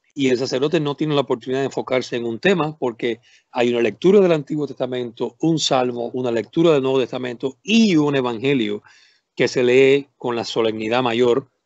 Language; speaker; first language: Spanish; native; Spanish